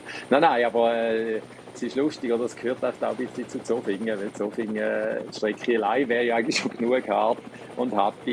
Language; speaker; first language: German; native; German